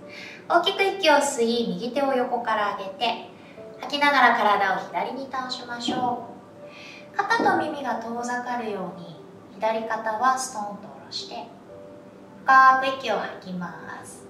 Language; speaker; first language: Japanese; native; Japanese